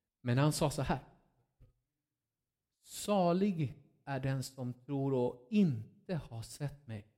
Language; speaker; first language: Swedish; non-native, fluent; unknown